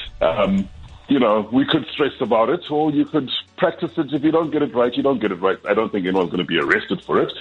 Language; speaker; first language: English; non-native, local second language; Xhosa